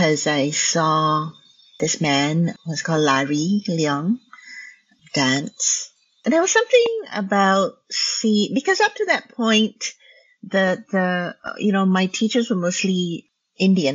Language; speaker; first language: English; non-native, local second language; Min Nan Chinese